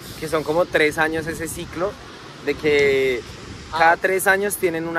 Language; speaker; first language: Spanish; native; Spanish